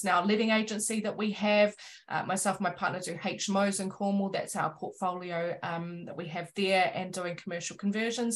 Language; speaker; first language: English; native; English